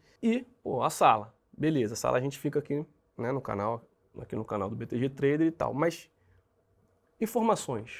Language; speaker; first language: Portuguese; native; Portuguese